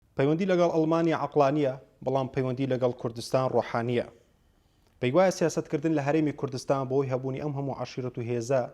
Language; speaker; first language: Central Kurdish; native; Central Kurdish